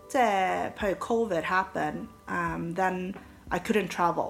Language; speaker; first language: English; early bilingual, other home language; Cantonese